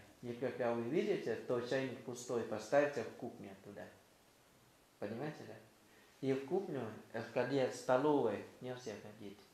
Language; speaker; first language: Russian; non-native, learner; Thai